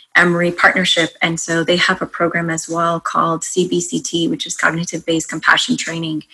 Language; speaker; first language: English; native; English